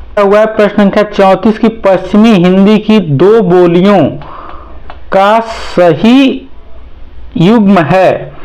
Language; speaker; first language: Hindi; native; Hindi